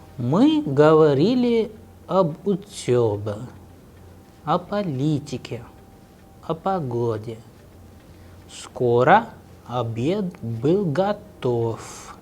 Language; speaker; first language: Russian; non-native, fluent; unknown